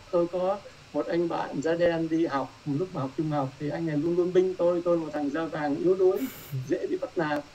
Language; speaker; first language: Vietnamese; native; Vietnamese